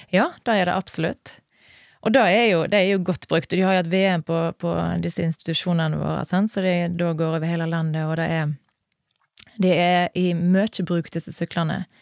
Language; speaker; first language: Norwegian; native; Norwegian